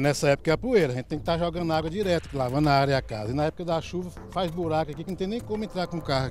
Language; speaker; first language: Portuguese; native; Portuguese